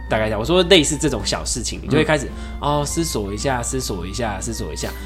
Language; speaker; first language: Chinese; native; Chinese